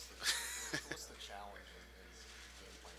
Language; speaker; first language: English; native; English